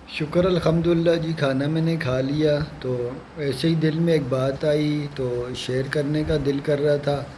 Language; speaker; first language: Urdu; non-native, local second language; Punjabi